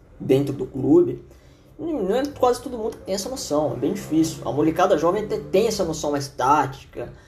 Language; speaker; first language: Portuguese; native; Portuguese